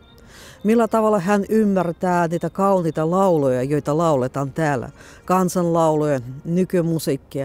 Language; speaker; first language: Finnish; non-native, fluent; Russian